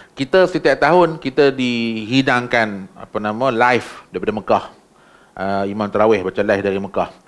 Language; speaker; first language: Malay; native; Malay